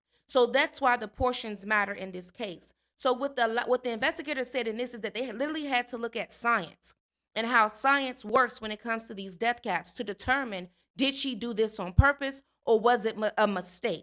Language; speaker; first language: English; native; English